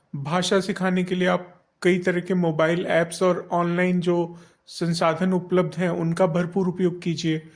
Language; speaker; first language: Hindi; native; Hindi